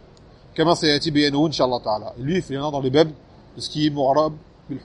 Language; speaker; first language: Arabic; non-native, fluent; French